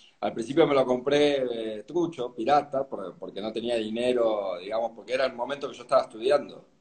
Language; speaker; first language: Spanish; native; Spanish